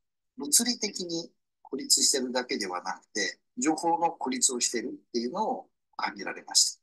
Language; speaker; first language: Japanese; native; Japanese